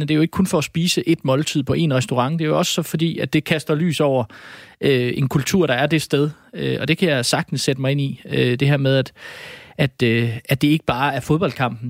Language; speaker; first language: Danish; native; Danish